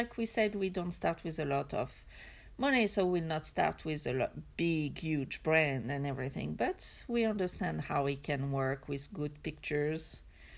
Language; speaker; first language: English; non-native, fluent; French